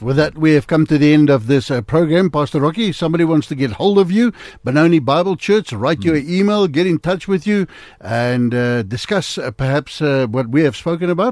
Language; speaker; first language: English; non-native, local second language; Afrikaans